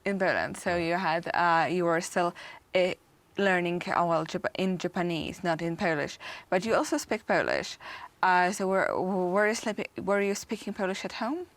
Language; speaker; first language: English; non-native, fluent; Polish